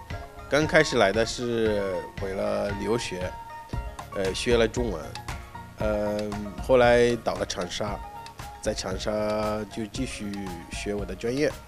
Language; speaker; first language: Chinese; non-native, fluent; Arabic